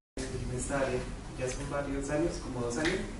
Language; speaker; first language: Spanish; native; Spanish